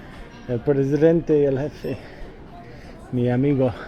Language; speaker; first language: Spanish; non-native, learner; English